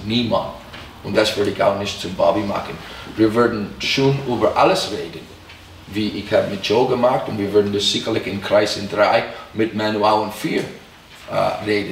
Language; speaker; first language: German; non-native, fluent; English